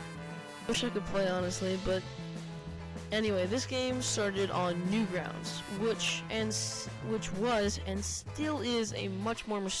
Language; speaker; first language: English; native; English